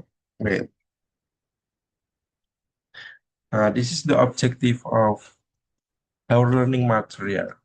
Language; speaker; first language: English; non-native, learner; Indonesian